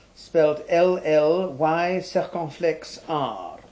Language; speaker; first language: English; native; English